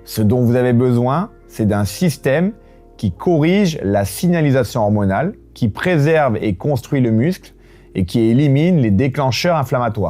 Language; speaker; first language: French; native; French